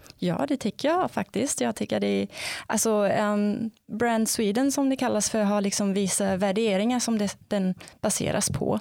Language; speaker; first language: Swedish; non-native, fluent; English